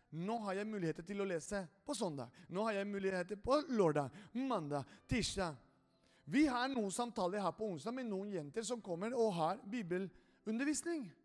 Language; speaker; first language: Norwegian; non-native, fluent; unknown